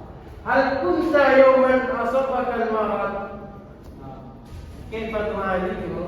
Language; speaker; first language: Arabic; non-native, fluent; Indonesian